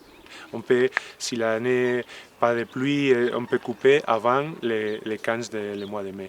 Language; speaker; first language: French; non-native, learner; Spanish